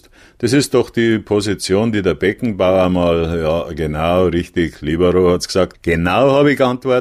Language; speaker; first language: German; native; German